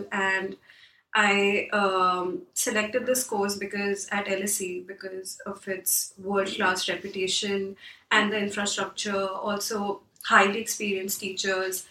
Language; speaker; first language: English; non-native, local second language; Hindi